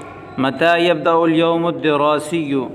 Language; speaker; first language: Arabic; non-native, fluent; Urdu